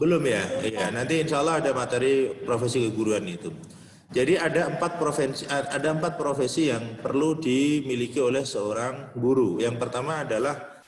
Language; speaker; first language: Indonesian; non-native, local second language; Javanese